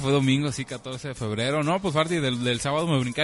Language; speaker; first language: Spanish; native; Spanish